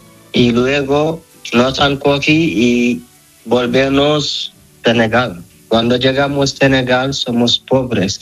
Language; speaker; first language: Spanish; non-native, learner; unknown